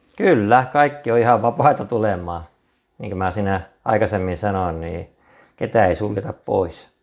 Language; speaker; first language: Finnish; native; Finnish